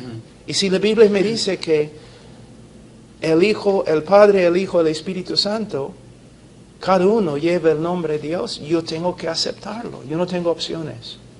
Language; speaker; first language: Spanish; non-native, fluent; English